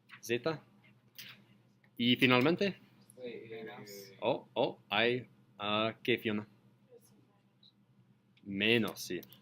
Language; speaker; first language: Spanish; non-native, learner; English